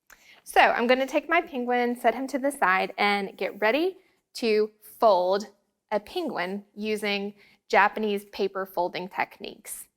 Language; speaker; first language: English; native; English